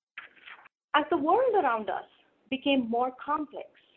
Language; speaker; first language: English; non-native, local second language; Hindi